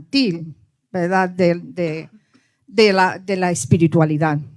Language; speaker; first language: Spanish; early bilingual, heritage; Spanish